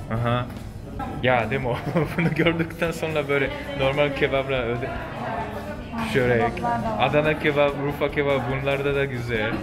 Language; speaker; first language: Turkish; non-native, fluent; Japanese